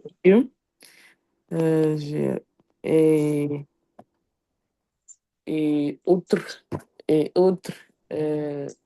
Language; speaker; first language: French; non-native, learner; English